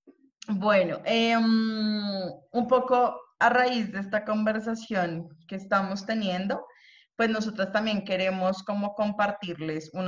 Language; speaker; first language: Spanish; native; Spanish